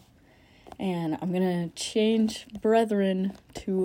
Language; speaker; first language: English; native; English